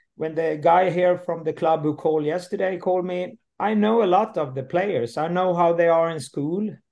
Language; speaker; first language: English; non-native, learner; Swedish